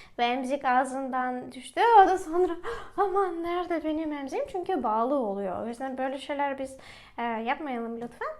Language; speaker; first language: Turkish; non-native, fluent; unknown